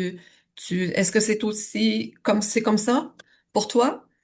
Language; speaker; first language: French; native; French